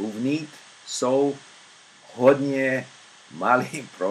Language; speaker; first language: Czech; non-native, learner; English